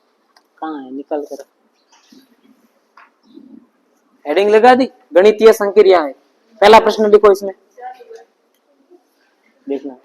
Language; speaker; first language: Hindi; native; Hindi